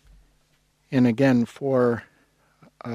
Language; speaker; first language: English; native; English